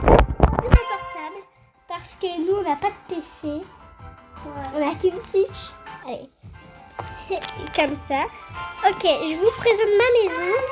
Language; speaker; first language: French; native; French